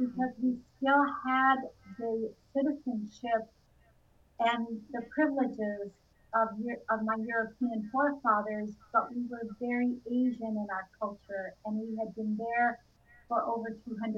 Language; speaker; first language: English; early bilingual, other home language; Indonesian